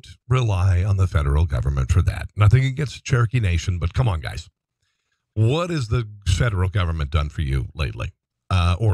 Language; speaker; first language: English; native; English